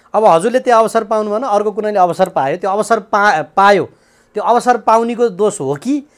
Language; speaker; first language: Nepali; native; Nepali